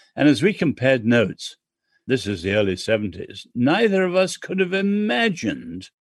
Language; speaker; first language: English; native; English